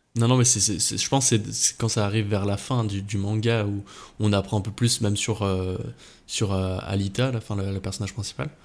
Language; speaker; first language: French; native; French